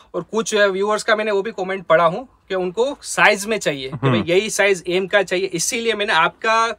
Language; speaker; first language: Hindi; non-native, local second language; Gujarati